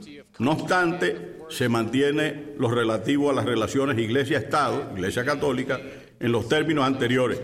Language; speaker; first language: Spanish; native; Spanish